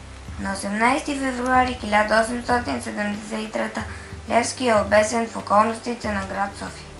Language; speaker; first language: Bulgarian; native; Bulgarian